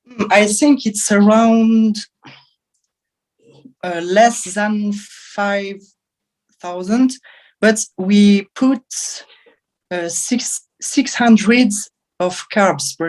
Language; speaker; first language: English; non-native, learner; French